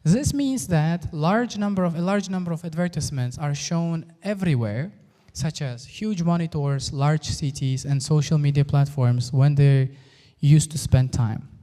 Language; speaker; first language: English; non-native, fluent; Uzbek